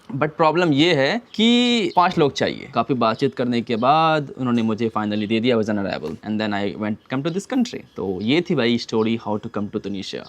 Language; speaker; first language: Hindi; native; Hindi